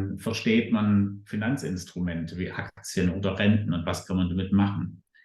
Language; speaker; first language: German; native; German